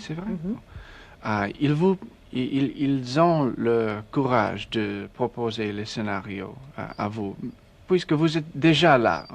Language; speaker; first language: French; non-native, learner; English